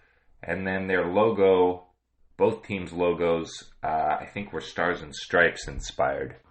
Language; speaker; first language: English; native; English